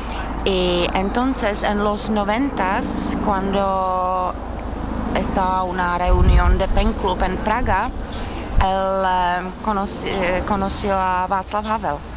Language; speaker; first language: Spanish; non-native, fluent; Czech